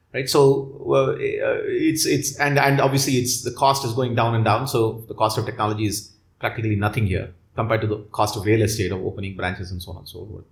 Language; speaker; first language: English; non-native, local second language; Tamil